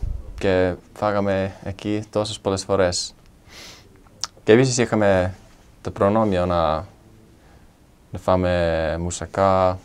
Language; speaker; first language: Greek; non-native, fluent; English